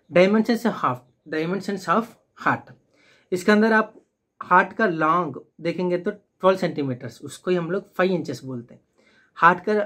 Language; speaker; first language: Hindi; non-native, local second language; Telugu